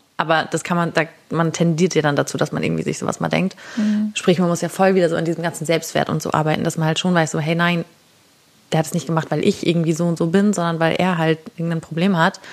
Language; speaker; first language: German; native; German